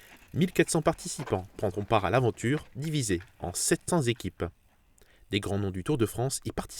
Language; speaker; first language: French; native; French